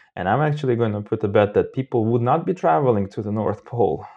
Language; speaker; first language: English; non-native, fluent; Romanian